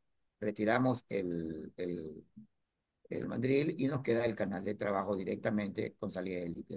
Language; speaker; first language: Spanish; native; Spanish